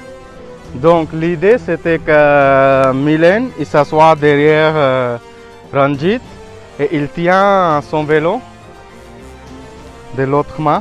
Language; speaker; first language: French; non-native, fluent; Hindi